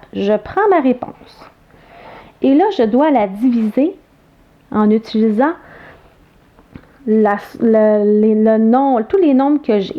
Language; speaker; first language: French; native; French